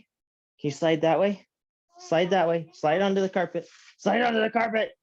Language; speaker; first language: English; native; English